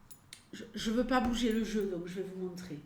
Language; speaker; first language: French; native; French